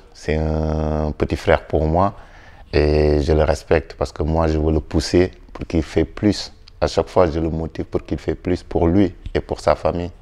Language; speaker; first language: French; non-native, local second language; Wolof